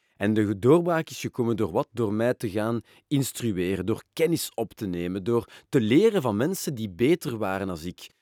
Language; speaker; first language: Dutch; non-native, local second language; French